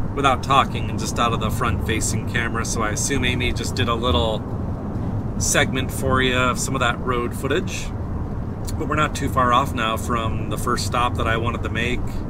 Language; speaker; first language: English; native; English